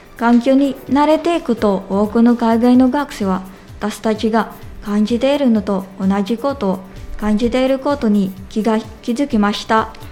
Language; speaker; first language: Japanese; non-native, learner; Filipino